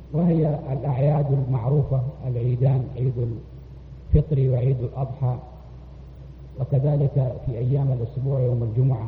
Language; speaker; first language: Arabic; native; Arabic